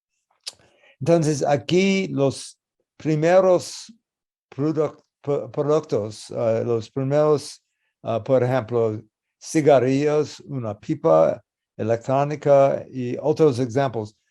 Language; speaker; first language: Spanish; non-native, learner; English